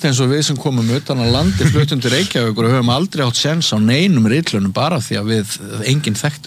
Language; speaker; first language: Icelandic; native; Icelandic